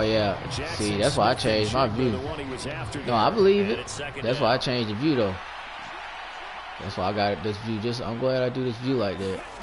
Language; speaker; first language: English; native; English